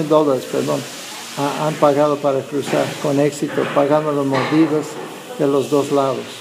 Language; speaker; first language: Spanish; non-native, fluent; English